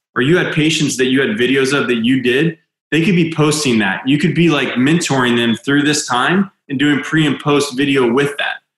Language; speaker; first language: English; native; English